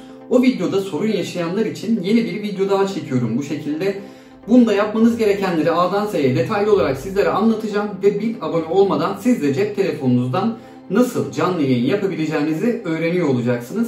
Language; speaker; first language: Turkish; native; Turkish